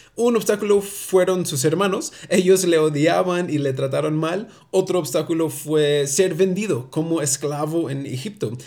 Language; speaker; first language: Spanish; early bilingual, heritage; Spanish